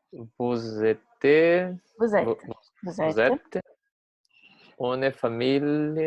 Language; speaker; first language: French; non-native, learner; Portuguese